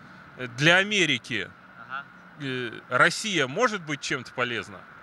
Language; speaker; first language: Russian; native; Russian